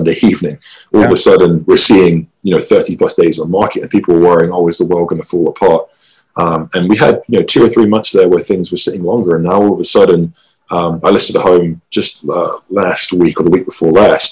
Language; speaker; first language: English; native; English